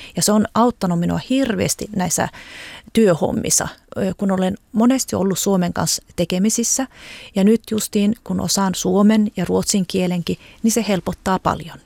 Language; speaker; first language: Finnish; early bilingual, heritage; Finnish